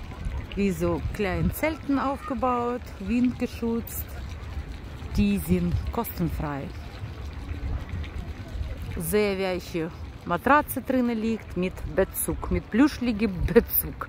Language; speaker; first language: German; non-native, learner; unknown